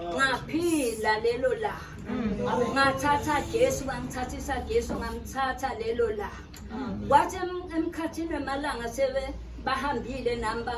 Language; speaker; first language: Zulu; non-native, local second language; Swati